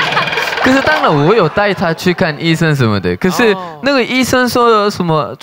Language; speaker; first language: Chinese; non-native, fluent; Korean